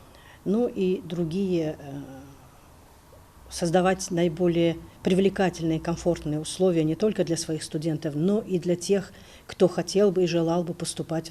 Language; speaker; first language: Russian; native; Russian